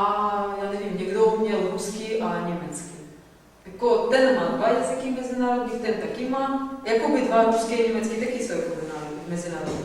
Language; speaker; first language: Czech; non-native, fluent; Russian